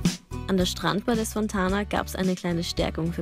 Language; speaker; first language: German; native; German